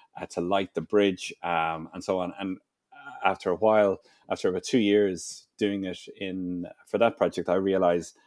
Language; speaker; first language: English; native; English